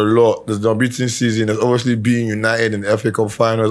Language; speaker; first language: English; native; English